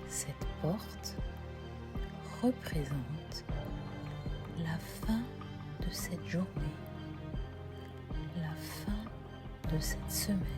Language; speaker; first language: French; native; French